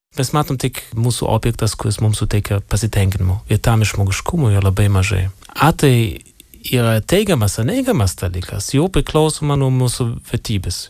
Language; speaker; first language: Lithuanian; non-native, fluent; German